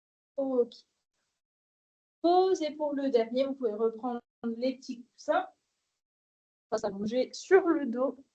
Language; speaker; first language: French; native; French